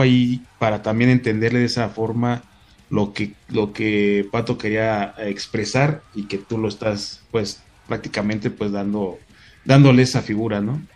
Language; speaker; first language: Spanish; native; Spanish